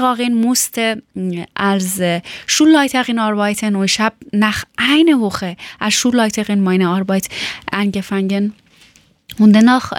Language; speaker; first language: German; non-native, learner; Persian